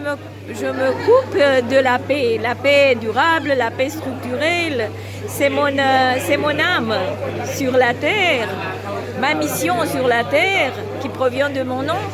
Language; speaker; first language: French; non-native, fluent; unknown